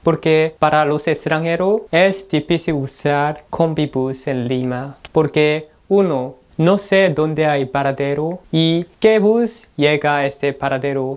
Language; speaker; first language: Spanish; non-native, learner; Korean